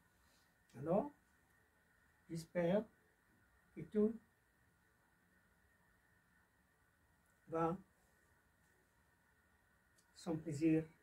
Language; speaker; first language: French; non-native, learner; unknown